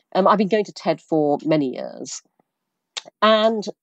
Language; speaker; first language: English; early bilingual, other home language; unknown